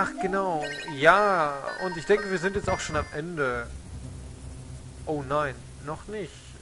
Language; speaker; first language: German; native; German